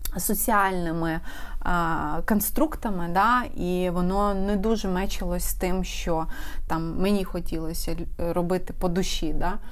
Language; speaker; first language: Ukrainian; non-native, local second language; Russian